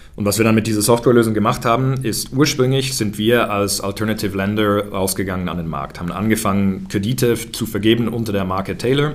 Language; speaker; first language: German; early bilingual, heritage; German